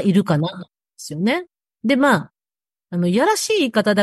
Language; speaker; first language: Japanese; native; Japanese